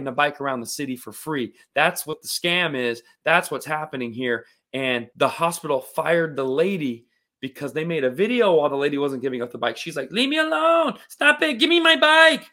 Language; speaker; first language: English; native; English